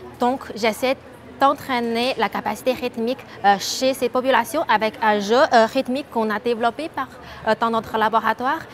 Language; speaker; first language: French; non-native, fluent; Chinese